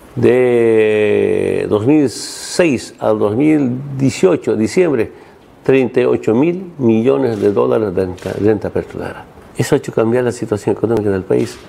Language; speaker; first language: Spanish; non-native, local second language; Aymara